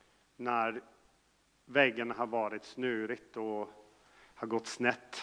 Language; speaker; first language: Swedish; non-native, fluent; English